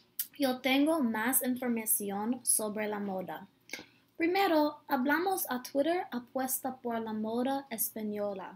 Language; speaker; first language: Spanish; non-native, learner; English